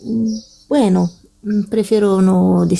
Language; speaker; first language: Spanish; non-native, fluent; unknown